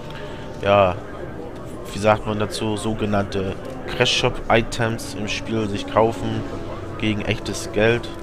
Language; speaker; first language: German; native; German